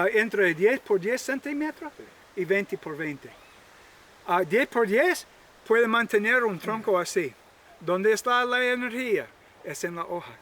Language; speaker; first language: Spanish; non-native, learner; English